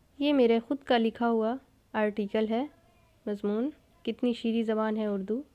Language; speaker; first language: Urdu; native; Urdu